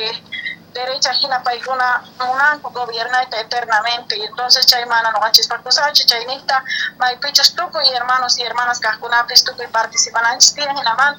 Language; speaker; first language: Spanish; native; Spanish